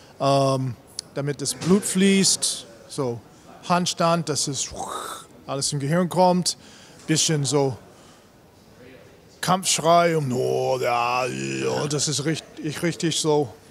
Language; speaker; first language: German; non-native, learner; English